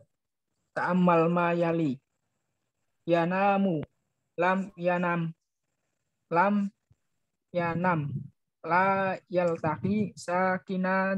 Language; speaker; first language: Arabic; non-native, learner; Indonesian